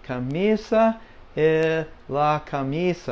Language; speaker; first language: Spanish; non-native, learner; English